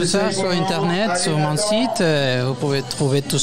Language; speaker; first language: French; non-native, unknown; Spanish